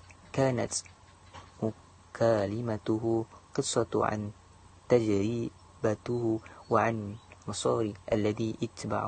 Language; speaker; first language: Arabic; non-native, learner; Malay